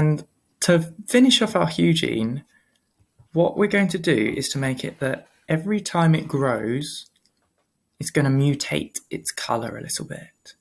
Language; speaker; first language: English; native; English